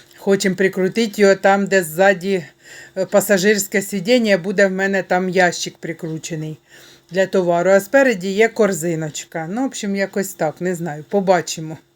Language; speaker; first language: Ukrainian; native; Ukrainian